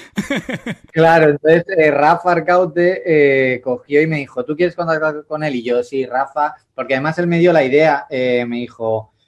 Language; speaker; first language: Spanish; native; Spanish